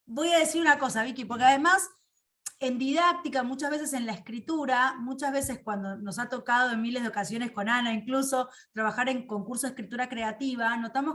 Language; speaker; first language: Spanish; native; Spanish